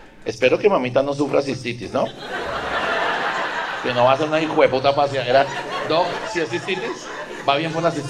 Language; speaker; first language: Spanish; native; Spanish